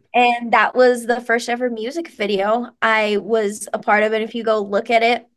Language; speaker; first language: English; native; English